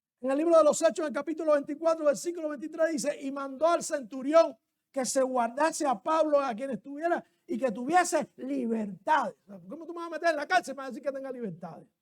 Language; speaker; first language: Spanish; native; Spanish